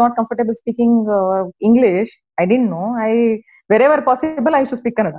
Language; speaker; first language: English; non-native, local second language; Kannada